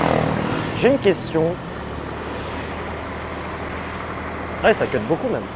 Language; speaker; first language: French; native; French